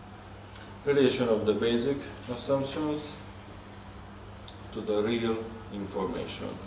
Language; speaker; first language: English; non-native, learner; Hungarian